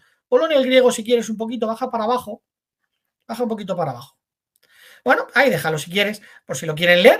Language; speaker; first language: Spanish; native; Spanish